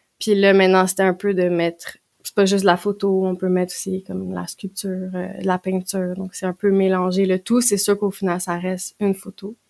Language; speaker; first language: French; native; French